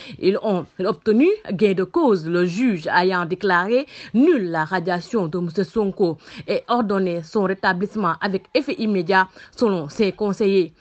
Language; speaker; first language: French; non-native, local second language; Wolof